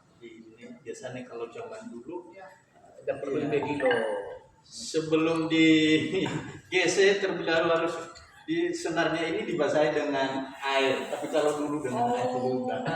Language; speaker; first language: Indonesian; non-native, local second language; Nias